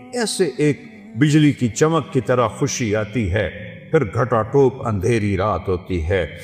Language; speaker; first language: Urdu; non-native, local second language; Punjabi